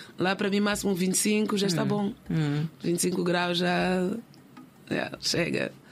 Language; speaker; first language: Portuguese; native; Portuguese